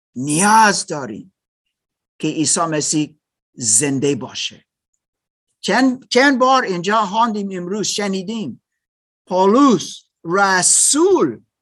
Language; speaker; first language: Persian; non-native, learner; German